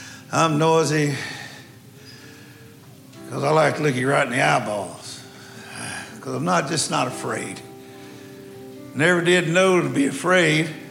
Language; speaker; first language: English; native; English